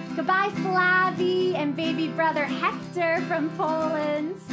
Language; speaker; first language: English; native; English